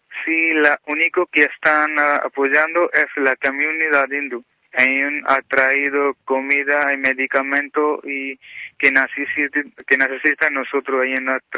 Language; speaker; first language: Spanish; non-native, learner; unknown